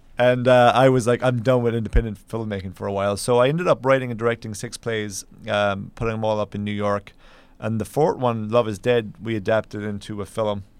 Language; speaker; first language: English; native; English